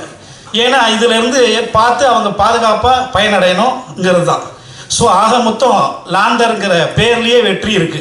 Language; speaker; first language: Tamil; native; Tamil